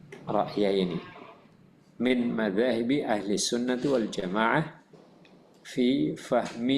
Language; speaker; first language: Arabic; non-native, fluent; Indonesian